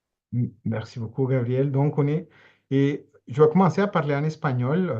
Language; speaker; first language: French; non-native, fluent; Spanish